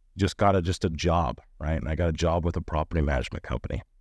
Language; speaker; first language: English; native; English